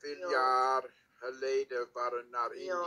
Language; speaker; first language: Dutch; non-native, learner; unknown